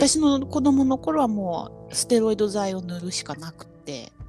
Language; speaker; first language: Japanese; native; Japanese